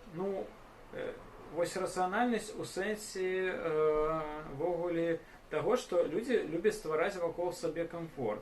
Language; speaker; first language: Belarusian; non-native, local second language; Russian